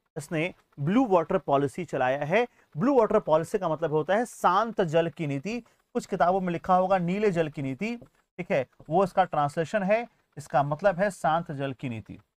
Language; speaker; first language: Hindi; native; Hindi